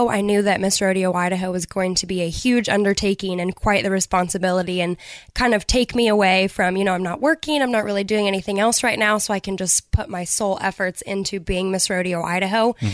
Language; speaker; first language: English; native; English